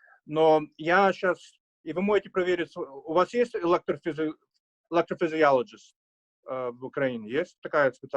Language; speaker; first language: Russian; early bilingual, heritage; Russian